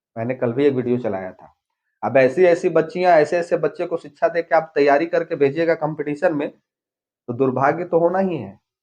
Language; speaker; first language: Hindi; native; Hindi